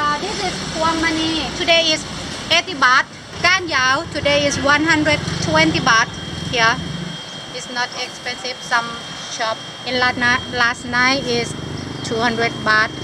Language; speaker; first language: English; non-native, local second language; Thai